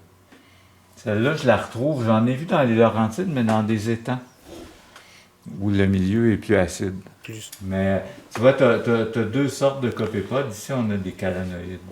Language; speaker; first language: French; native; French